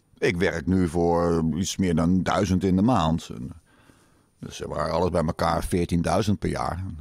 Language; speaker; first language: Dutch; native; Dutch